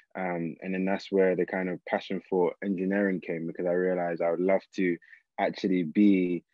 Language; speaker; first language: English; native; English